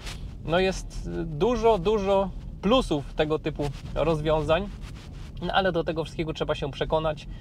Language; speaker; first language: Polish; native; Polish